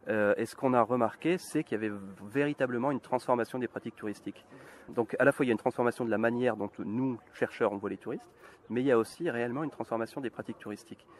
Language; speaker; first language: French; native; French